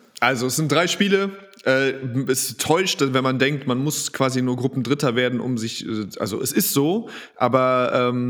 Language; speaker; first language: German; native; German